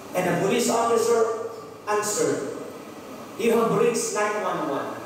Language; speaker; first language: English; non-native, local second language; Filipino